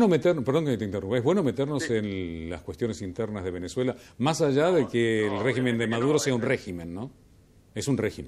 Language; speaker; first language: Spanish; native; Spanish